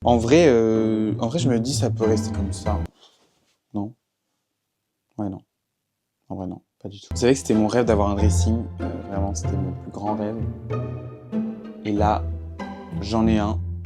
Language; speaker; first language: French; native; French